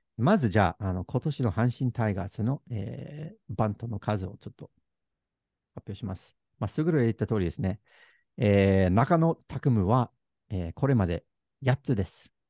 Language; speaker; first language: Japanese; non-native, fluent; English